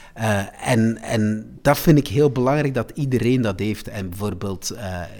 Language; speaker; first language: Dutch; native; Dutch